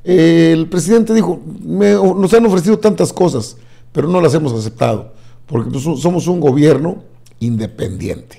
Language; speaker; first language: Spanish; native; Spanish